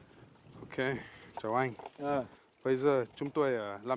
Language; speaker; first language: Vietnamese; non-native, learner; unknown